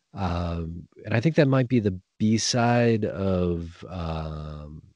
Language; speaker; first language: English; native; English